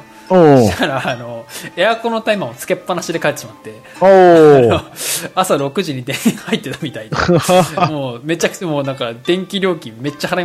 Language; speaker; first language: Japanese; native; Japanese